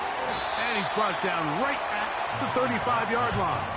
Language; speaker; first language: English; native; English